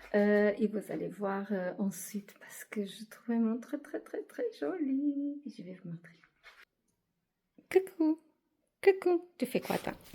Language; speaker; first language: French; non-native, fluent; Portuguese